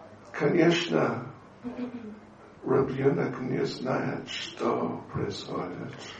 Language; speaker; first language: Russian; non-native, learner; English